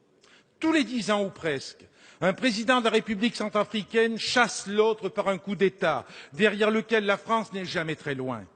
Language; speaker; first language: French; native; French